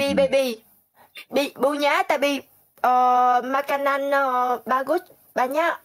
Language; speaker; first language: Indonesian; non-native, learner; Vietnamese